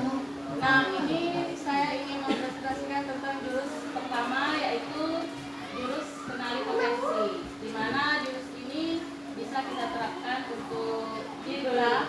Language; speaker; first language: Indonesian; native; Indonesian